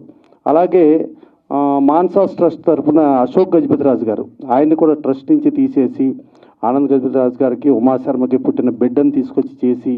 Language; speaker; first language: Telugu; native; Telugu